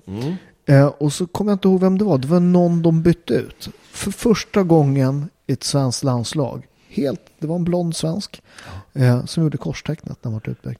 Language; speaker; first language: Swedish; early bilingual, other home language; Italian